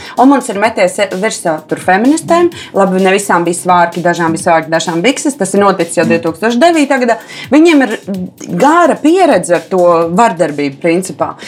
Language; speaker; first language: Latvian; native; Latvian